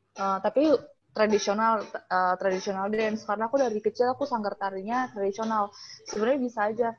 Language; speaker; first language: Indonesian; native; Indonesian